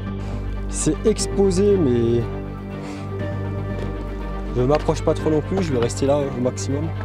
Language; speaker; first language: French; native; French